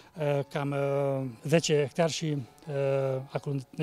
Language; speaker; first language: Romanian; non-native, local second language; Hungarian